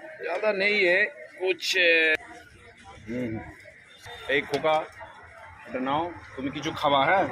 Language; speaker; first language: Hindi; non-native, local second language; Bangla